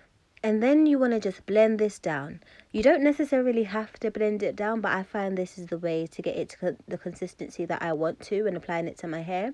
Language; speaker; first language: English; native; English